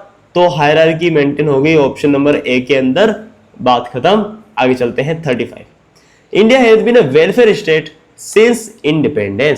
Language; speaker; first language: Hindi; native; Hindi